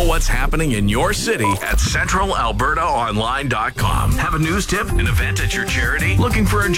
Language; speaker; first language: English; native; English